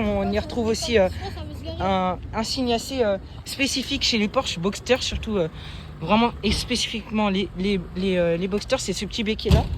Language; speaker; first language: French; native; French